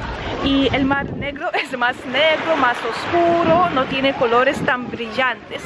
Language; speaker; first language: Spanish; non-native, fluent; Russian